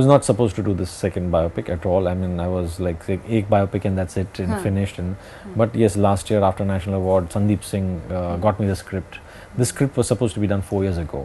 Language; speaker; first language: English; non-native, local second language; Hindi